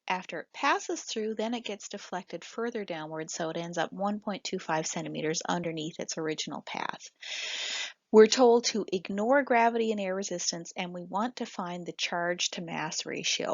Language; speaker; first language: English; native; English